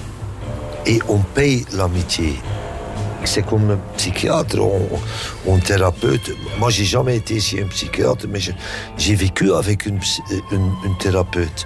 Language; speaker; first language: French; non-native, local second language; Dutch